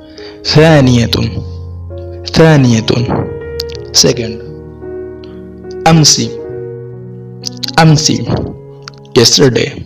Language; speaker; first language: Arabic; non-native, fluent; Urdu